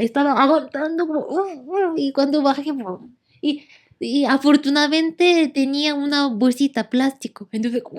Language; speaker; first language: Spanish; non-native, learner; Korean